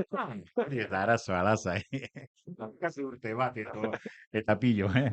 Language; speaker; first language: Basque; non-native, local second language; Spanish